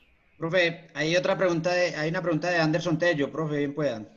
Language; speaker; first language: Spanish; native; Spanish